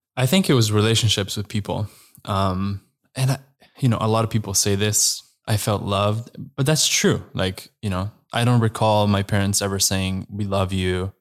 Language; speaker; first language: English; non-native, fluent; Slovenian